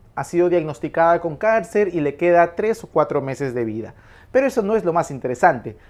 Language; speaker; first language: Spanish; native; Spanish